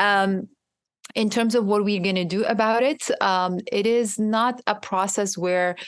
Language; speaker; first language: English; non-native, fluent; Arabic